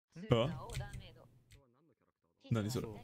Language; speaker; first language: Japanese; non-native, learner; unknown